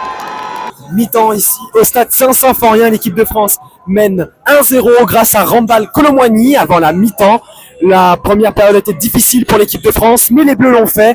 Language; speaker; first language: French; native; French